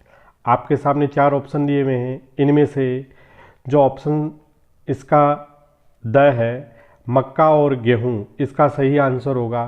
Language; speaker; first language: Hindi; native; Hindi